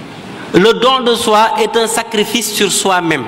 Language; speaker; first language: French; non-native, local second language; Wolof